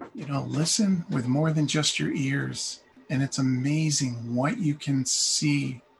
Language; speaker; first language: English; native; English